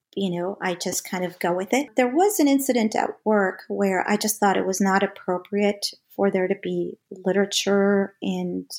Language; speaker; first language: English; native; English